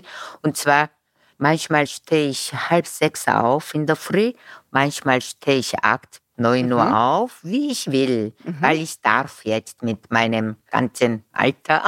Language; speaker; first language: German; non-native, fluent; Korean